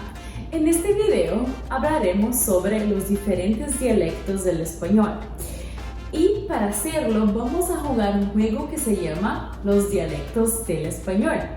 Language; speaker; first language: Spanish; non-native, fluent; Portuguese